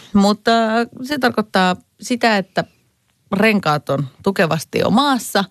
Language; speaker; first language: Finnish; native; Finnish